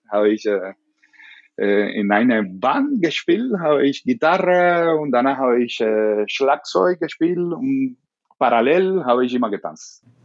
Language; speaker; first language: German; non-native, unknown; Spanish